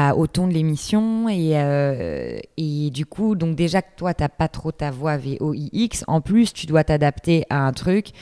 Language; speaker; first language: French; native; French